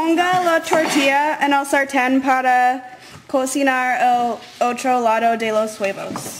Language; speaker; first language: Spanish; non-native, learner; English